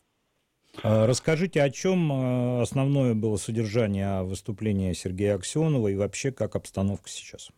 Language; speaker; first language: Russian; native; Russian